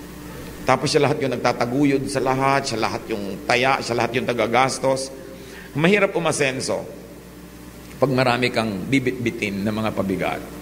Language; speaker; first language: Filipino; native; Filipino